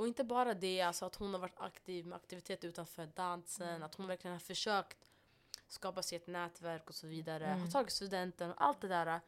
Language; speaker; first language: Swedish; non-native, local second language; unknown